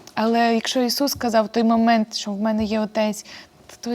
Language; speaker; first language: Ukrainian; native; Ukrainian